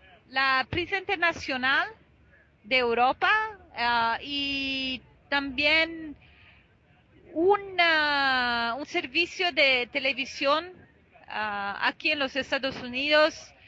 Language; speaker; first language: Spanish; non-native, fluent; Italian